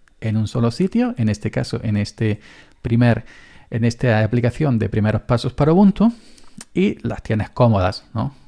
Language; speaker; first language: Spanish; native; Spanish